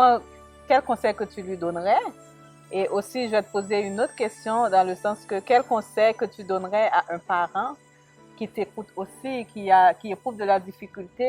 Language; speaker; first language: French; native; French